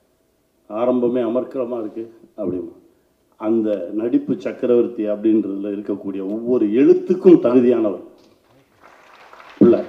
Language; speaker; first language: Tamil; native; Tamil